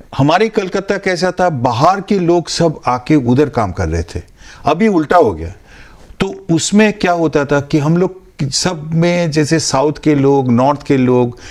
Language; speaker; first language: Hindi; non-native, local second language; Bangla